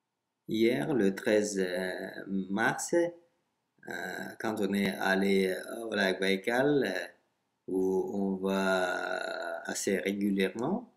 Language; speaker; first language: French; non-native, fluent; Russian